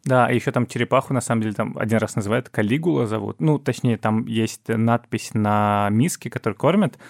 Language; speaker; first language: Russian; native; Russian